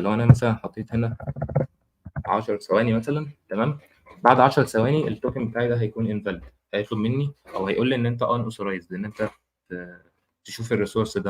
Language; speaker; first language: Arabic; native; Arabic